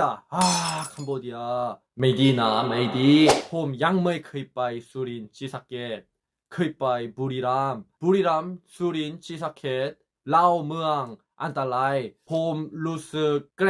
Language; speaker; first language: Thai; non-native, learner; Korean